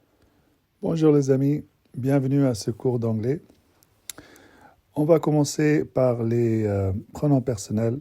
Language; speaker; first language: French; non-native, fluent; English